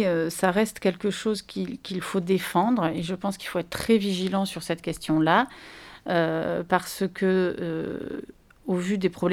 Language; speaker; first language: French; native; French